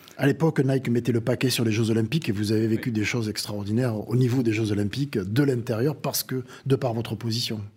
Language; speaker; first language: French; native; French